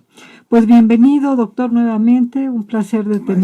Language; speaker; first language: Spanish; native; Spanish